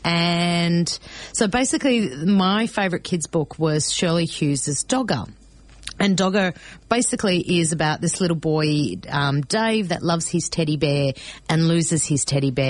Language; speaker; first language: English; early bilingual, other home language; Greek